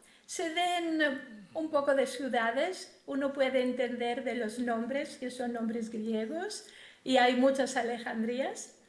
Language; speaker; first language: Spanish; non-native, fluent; Greek